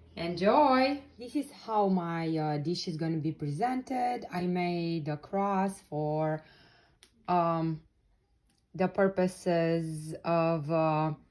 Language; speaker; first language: English; non-native, fluent; Romanian